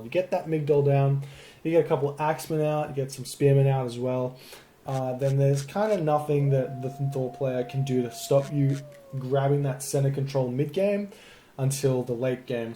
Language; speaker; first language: English; native; English